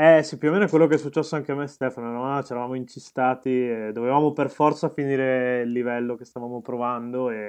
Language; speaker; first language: Italian; native; Italian